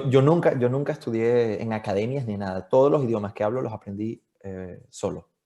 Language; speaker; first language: Spanish; native; Spanish